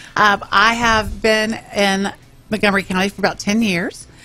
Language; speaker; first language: English; native; English